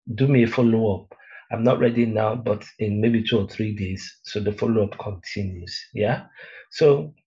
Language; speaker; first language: English; native; English